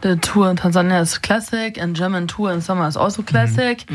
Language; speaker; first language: English; non-native, learner; German